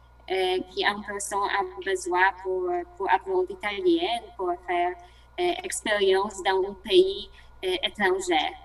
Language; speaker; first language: French; non-native, learner; Polish